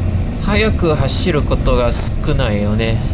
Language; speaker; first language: Japanese; non-native, fluent; English